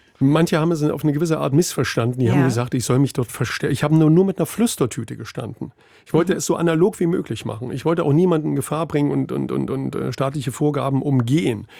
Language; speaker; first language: German; native; German